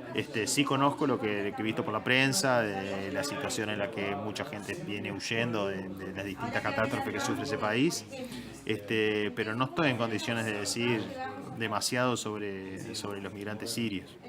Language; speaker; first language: Spanish; native; Spanish